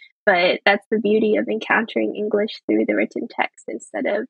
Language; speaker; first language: English; early bilingual, other home language; Chinese